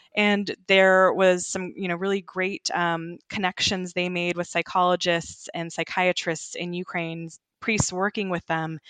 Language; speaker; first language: English; early bilingual, other home language; Ukrainian